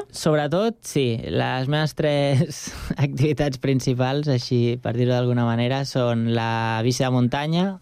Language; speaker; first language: Catalan; native; Catalan